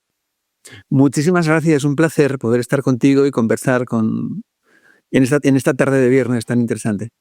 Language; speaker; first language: Spanish; native; Spanish